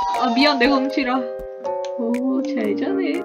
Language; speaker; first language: Korean; native; Korean